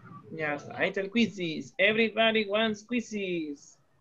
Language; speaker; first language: English; non-native, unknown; Spanish